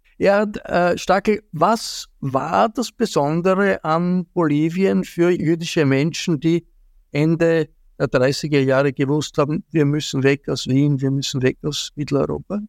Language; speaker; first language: German; native; German